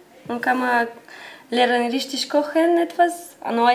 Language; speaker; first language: German; non-native, learner; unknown